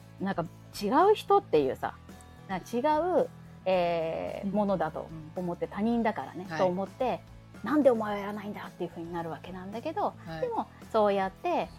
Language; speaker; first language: Japanese; native; Japanese